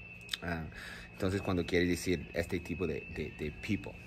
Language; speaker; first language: Spanish; non-native, fluent; English